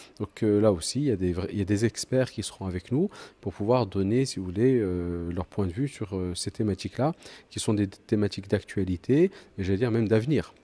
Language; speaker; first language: French; early bilingual, other home language; Arabic